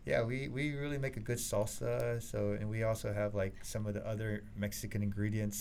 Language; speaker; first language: English; early bilingual, other home language; Chinese